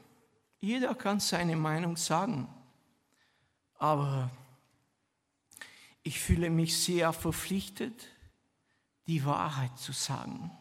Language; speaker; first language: German; non-native, fluent; Romanian